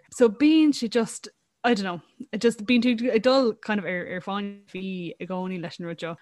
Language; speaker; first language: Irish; non-native, local second language; English